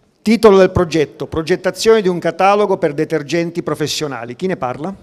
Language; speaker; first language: Italian; native; Italian